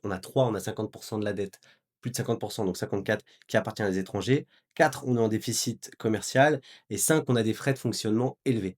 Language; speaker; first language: French; native; French